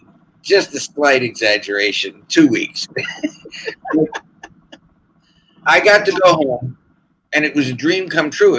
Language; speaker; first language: English; native; English